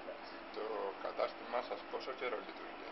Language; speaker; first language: Greek; native; Greek